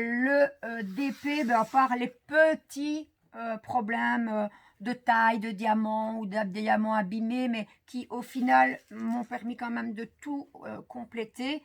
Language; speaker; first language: French; native; French